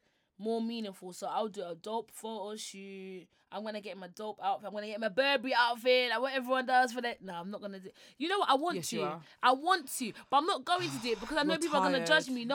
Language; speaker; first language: English; non-native, local second language; Yoruba